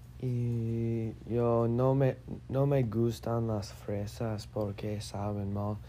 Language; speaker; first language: Spanish; non-native, learner; English